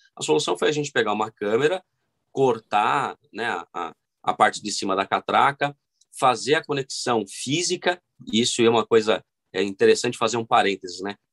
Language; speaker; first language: Portuguese; native; Portuguese